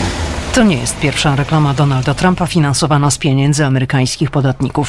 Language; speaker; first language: Polish; native; Polish